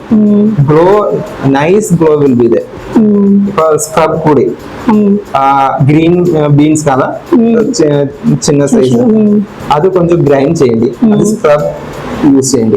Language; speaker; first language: Telugu; non-native, learner; Malayalam